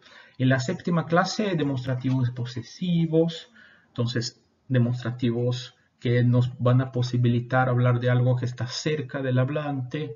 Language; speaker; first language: Spanish; non-native, fluent; Portuguese